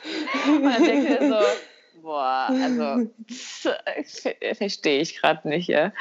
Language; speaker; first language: German; early bilingual, other home language; Albanian